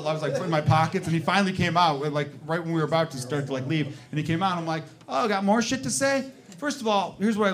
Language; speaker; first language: English; native; English